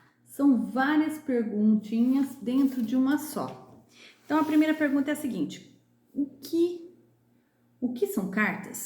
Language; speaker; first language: Portuguese; native; Portuguese